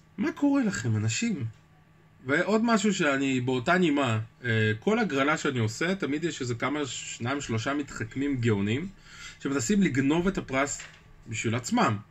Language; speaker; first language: Hebrew; early bilingual, other home language; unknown